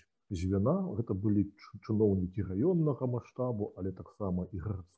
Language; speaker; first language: Polish; non-native, learner; Belarusian